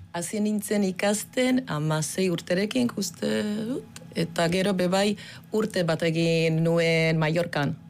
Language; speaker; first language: Basque; non-native, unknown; Czech